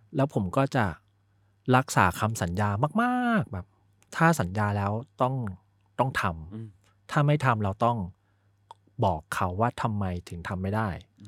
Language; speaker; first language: Thai; early bilingual, other home language; Chinese